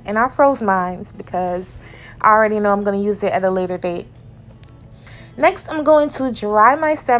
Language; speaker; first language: English; native; English